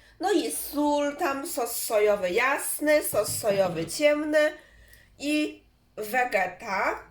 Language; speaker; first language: Polish; non-native, learner; Chinese